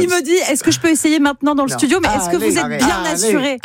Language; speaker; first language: French; native; French